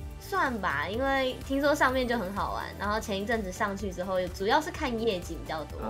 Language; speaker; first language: Chinese; native; Chinese